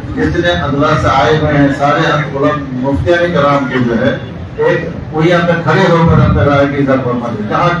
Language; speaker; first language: Urdu; non-native, local second language; Bangla